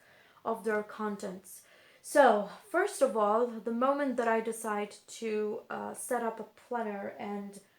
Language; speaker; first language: English; non-native, fluent; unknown